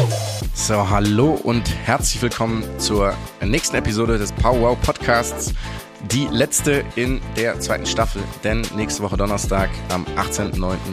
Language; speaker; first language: German; native; German